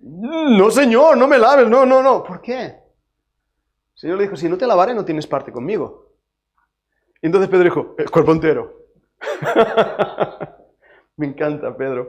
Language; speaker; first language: Spanish; native; Spanish